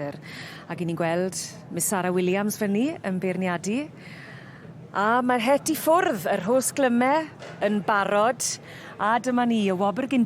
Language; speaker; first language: Welsh; native; Welsh